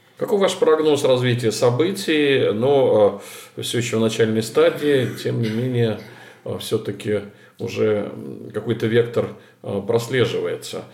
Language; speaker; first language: Russian; native; Russian